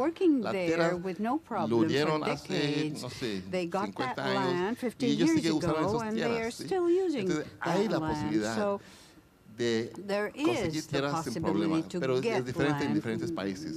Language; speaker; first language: Spanish; non-native, fluent; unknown